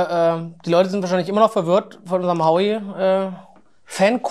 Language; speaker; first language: German; native; German